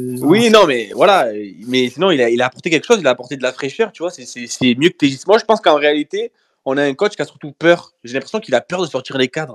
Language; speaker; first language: French; native; French